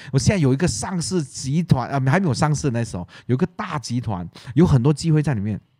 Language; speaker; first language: Chinese; non-native, local second language; Cantonese